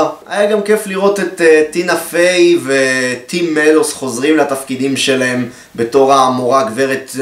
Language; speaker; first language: Hebrew; native; Hebrew